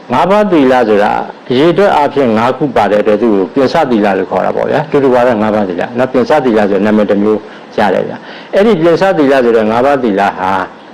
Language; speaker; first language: Burmese; native; Burmese